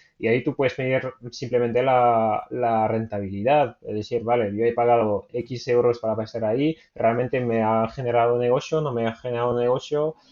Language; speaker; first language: Spanish; non-native, fluent; French